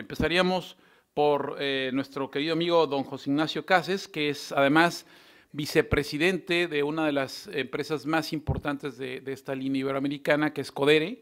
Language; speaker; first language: Spanish; native; Spanish